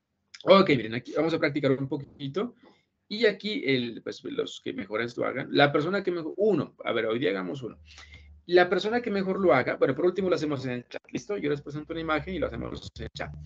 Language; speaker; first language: Spanish; native; Spanish